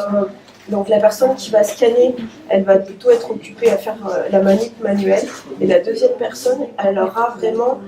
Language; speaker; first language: French; native; French